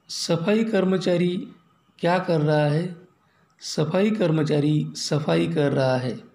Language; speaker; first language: Hindi; non-native, local second language; Marathi